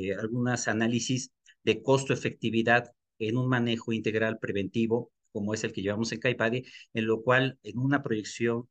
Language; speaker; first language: Spanish; native; Spanish